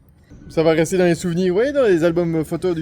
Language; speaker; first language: French; native; French